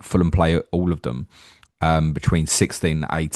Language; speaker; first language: English; native; English